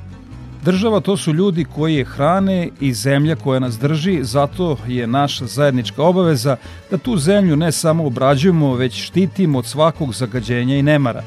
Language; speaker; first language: Serbian; native; Serbian